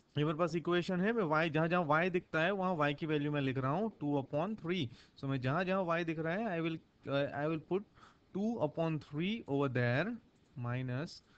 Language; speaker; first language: Hindi; non-native, local second language; Gujarati